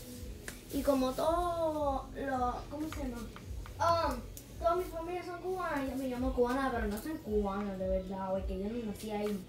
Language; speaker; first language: Spanish; early bilingual, heritage; Spanish